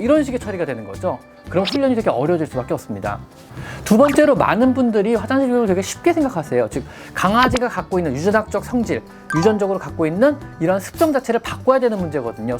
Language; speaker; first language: Korean; native; Korean